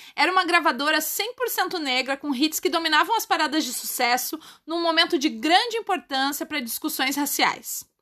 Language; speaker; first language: Portuguese; native; Portuguese